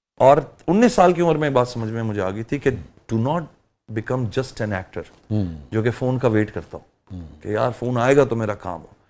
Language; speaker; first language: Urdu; early bilingual, heritage; Urdu